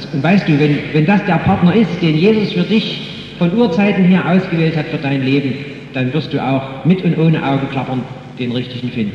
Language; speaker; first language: German; native; German